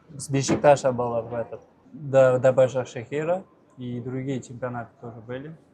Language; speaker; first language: Russian; non-native, local second language; Uzbek